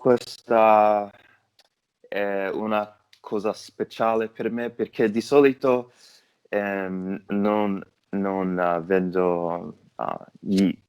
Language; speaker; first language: Italian; non-native, learner; English